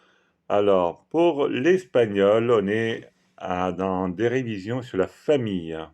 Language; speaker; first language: French; non-native, fluent; Italian